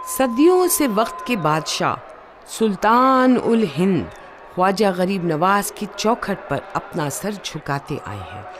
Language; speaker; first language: Urdu; native; Urdu